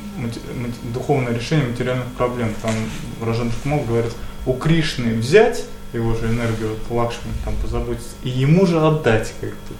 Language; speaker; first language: Russian; native; Russian